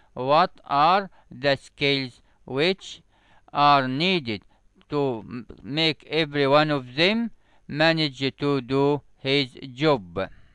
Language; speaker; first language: English; non-native, fluent; Arabic